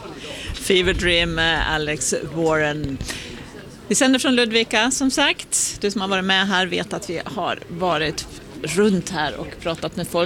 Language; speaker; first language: Swedish; native; Swedish